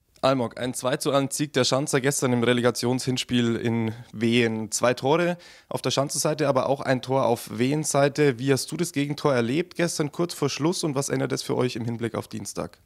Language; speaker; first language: German; native; German